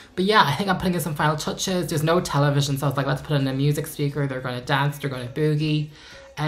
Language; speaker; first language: English; native; English